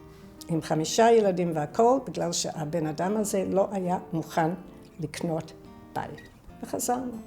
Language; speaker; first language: Hebrew; non-native, fluent; English